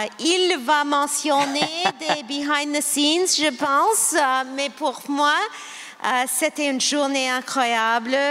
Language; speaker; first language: French; non-native, local second language; English